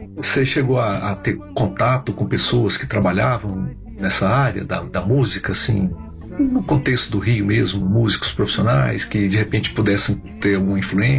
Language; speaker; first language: Portuguese; native; Portuguese